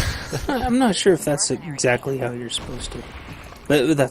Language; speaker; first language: English; native; English